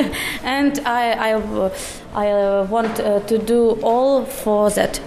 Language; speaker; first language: English; non-native, learner; Ukrainian